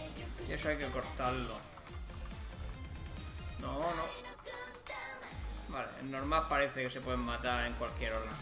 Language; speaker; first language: Spanish; native; Spanish